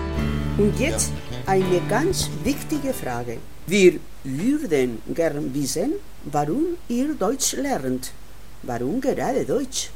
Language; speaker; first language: German; non-native, learner; Spanish